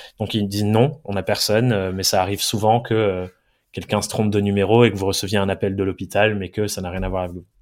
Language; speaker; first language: French; early bilingual, other home language; English